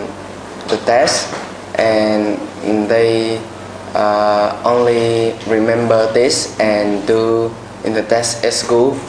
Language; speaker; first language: English; non-native, learner; Vietnamese